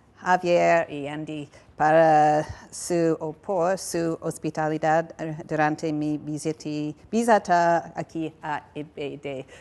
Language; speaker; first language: Spanish; non-native, learner; English